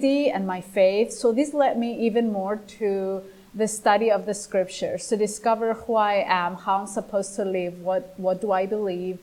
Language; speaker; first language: English; non-native, fluent; Greek